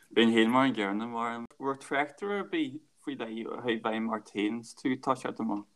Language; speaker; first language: Irish; native; Irish